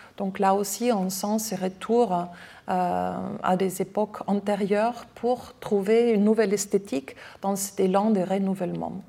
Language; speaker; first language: French; non-native, fluent; German